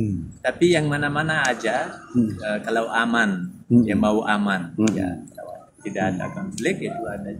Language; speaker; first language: Indonesian; non-native, learner; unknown